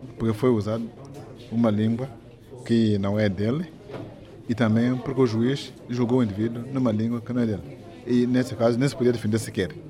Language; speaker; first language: Portuguese; non-native, local second language; Yao